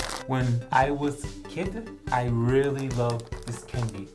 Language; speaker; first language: English; native; English